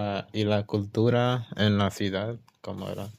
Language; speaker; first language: Spanish; early bilingual, heritage; English